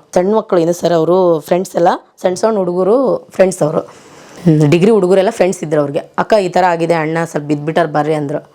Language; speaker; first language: Kannada; native; Kannada